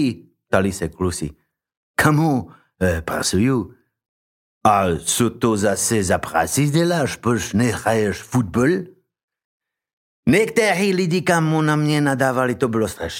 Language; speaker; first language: Czech; non-native, learner; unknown